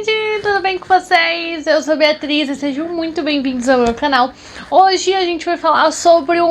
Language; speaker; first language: Portuguese; native; Portuguese